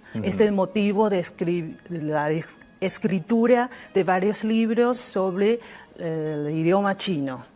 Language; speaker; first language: Spanish; non-native, learner; Chinese